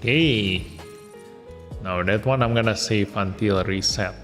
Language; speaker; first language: English; non-native, fluent; Indonesian